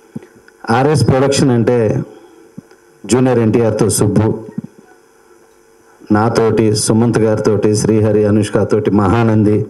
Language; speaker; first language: Telugu; native; Telugu